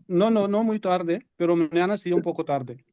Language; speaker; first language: Spanish; non-native, learner; Urdu